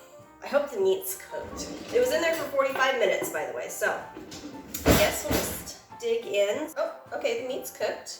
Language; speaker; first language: English; native; English